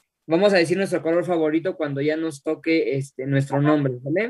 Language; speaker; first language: Spanish; native; Spanish